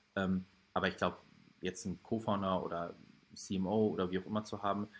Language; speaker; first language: German; native; German